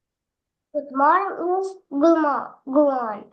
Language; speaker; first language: English; non-native, learner; Indonesian